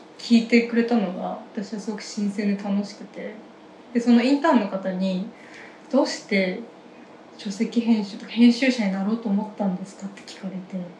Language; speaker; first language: Japanese; native; Japanese